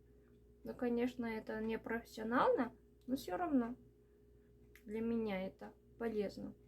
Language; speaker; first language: Russian; non-native, local second language; Uzbek